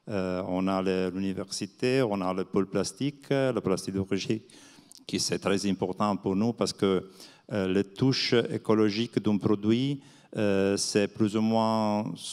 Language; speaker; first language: French; non-native, fluent; Italian